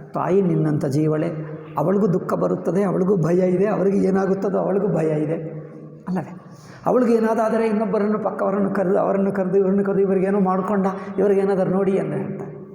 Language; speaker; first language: Kannada; native; Kannada